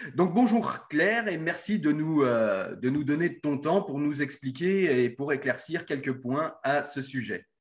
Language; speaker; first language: French; native; French